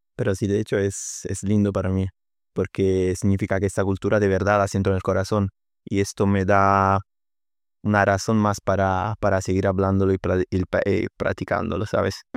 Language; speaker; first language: Spanish; non-native, fluent; Italian